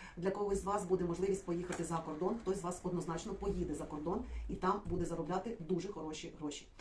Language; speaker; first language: Ukrainian; non-native, local second language; Russian